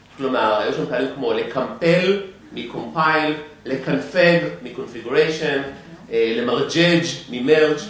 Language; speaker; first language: Hebrew; native; Hebrew